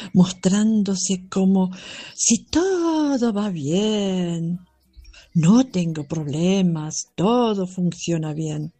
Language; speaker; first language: Spanish; non-native, fluent; German